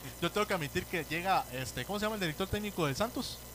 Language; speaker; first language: Spanish; native; Spanish